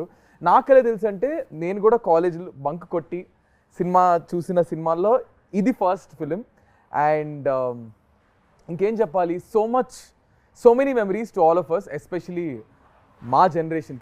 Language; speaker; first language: Telugu; native; Telugu